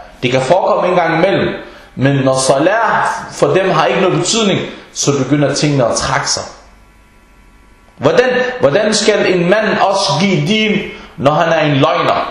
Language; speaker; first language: Danish; early bilingual, other home language; Arabic